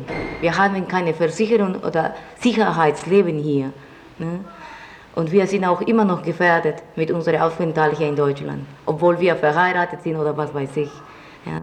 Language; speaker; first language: German; non-native, fluent; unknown